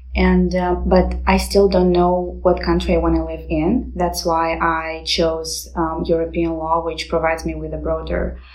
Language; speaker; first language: English; non-native, fluent; Romanian